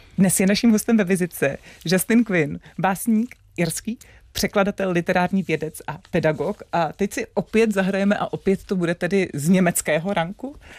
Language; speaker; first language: Czech; native; Czech